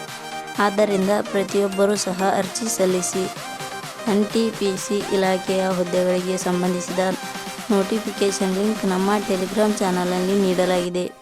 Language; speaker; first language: Kannada; native; Kannada